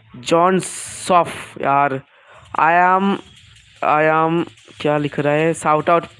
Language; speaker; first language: Hindi; non-native, local second language; Bangla